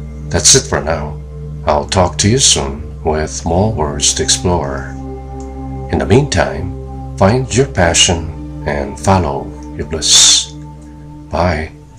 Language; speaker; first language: English; non-native, fluent; Korean